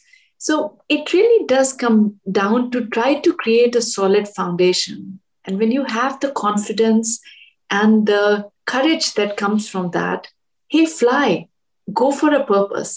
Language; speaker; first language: English; non-native, local second language; Hindi